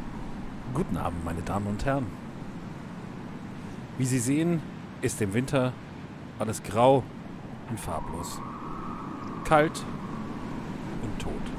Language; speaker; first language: German; native; German